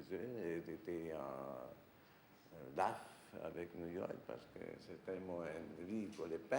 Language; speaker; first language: French; non-native, fluent; German